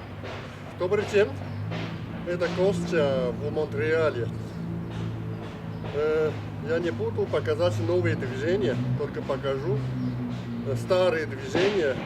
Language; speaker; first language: Russian; non-native, learner; Chinese